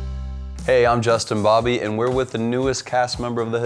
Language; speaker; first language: English; native; English